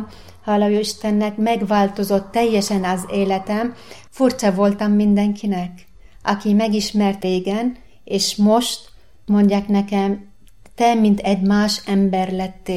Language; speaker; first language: Hungarian; non-native, fluent; Arabic